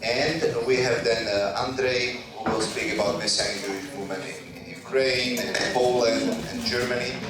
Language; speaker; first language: English; non-native, fluent; Slovak